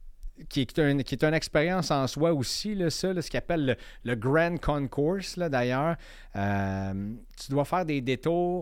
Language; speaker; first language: French; native; French